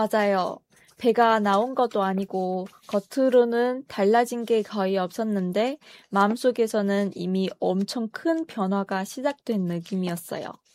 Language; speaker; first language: Korean; non-native, fluent; Chinese